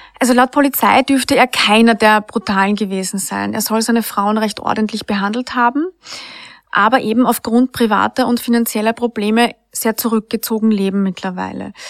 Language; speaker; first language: German; native; German